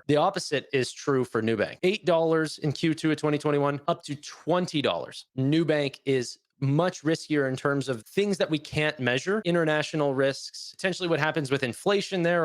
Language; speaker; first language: English; native; English